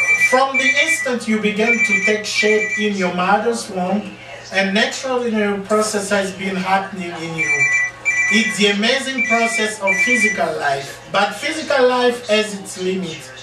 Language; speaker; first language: English; non-native, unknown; Lingala